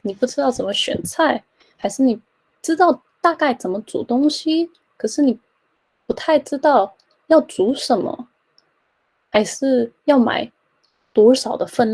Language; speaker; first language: Chinese; early bilingual, heritage; Chinese